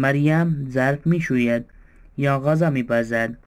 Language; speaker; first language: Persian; non-native, fluent; Urdu